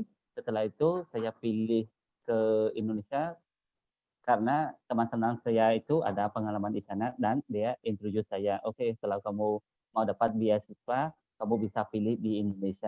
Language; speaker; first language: Indonesian; non-native, learner; Khmer